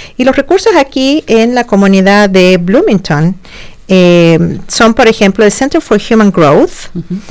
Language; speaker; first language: Spanish; native; Spanish